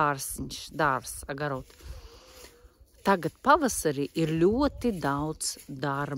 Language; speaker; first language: Latvian; non-native, local second language; Russian